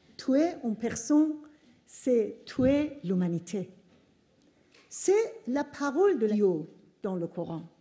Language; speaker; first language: French; non-native, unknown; Persian